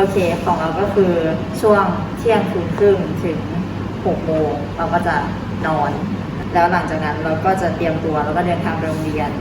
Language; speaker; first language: Thai; native; Thai